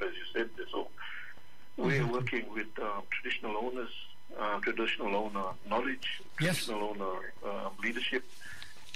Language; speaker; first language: English; native; English